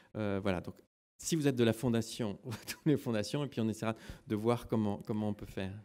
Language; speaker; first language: French; native; French